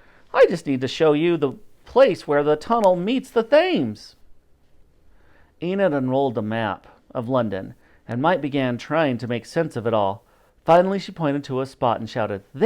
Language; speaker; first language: English; native; English